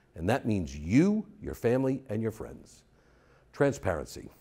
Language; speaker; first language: English; native; English